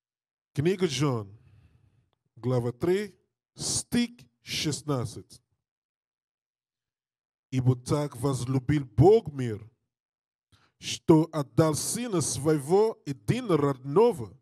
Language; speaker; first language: Russian; non-native, learner; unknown